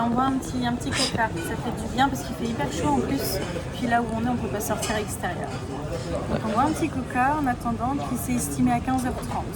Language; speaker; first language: French; native; French